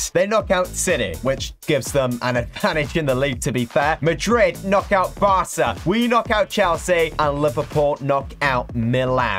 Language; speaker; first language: English; native; English